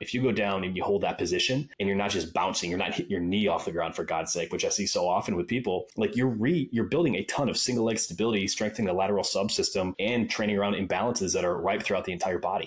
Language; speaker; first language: English; native; English